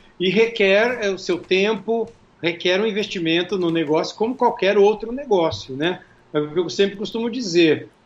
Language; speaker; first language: Portuguese; native; Portuguese